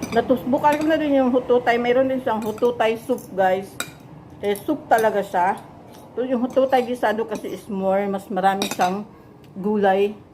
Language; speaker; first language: Filipino; non-native, local second language; Cebuano